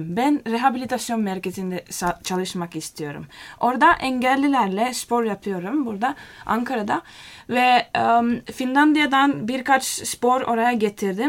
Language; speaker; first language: Turkish; non-native, learner; Finnish